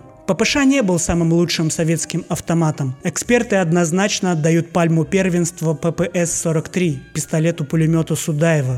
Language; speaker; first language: Russian; native; Russian